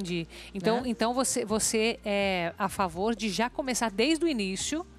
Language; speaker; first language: Portuguese; native; Portuguese